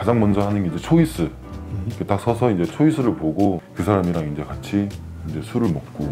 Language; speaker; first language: Korean; native; Korean